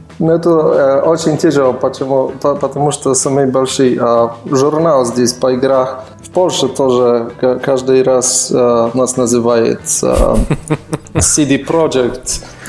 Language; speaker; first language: Russian; non-native, learner; Polish